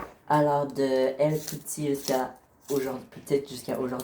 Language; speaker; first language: French; native; French